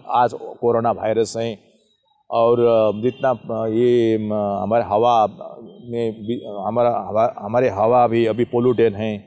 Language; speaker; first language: Hindi; non-native, local second language; Nepali